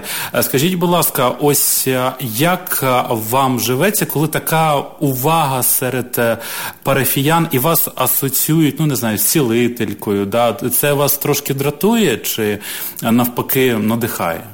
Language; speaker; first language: Ukrainian; native; Ukrainian